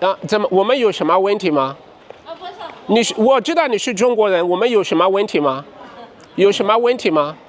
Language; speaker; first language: Chinese; non-native, fluent; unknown